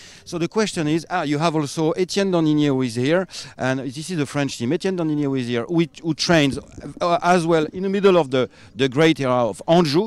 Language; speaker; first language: English; non-native, fluent; French